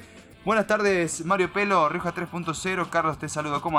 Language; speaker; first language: Spanish; native; Spanish